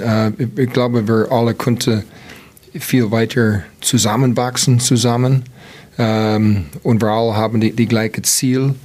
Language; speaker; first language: German; non-native, learner; English